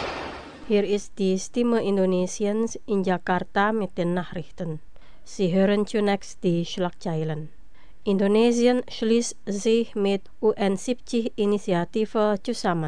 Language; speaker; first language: German; non-native, fluent; Indonesian